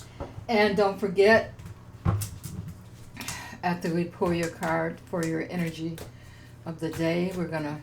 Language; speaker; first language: English; native; English